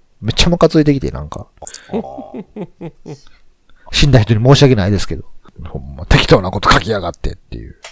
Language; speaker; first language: Japanese; native; Japanese